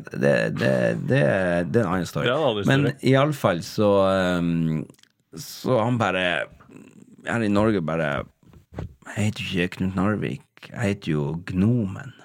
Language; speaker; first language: Norwegian; native; Norwegian